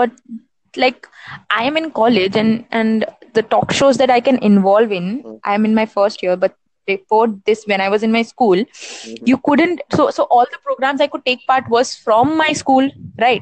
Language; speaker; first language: English; non-native, local second language; Hindi